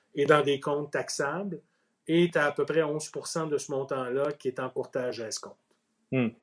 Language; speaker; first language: French; native; French